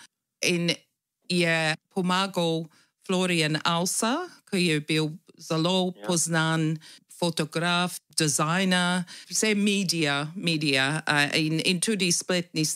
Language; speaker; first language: Slovenian; early bilingual, heritage; Slovenian